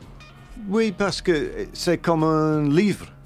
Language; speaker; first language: French; non-native, learner; English